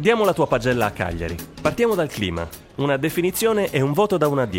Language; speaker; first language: Italian; native; Italian